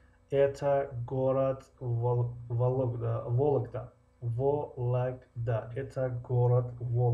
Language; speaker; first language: Russian; non-native, fluent; Tajik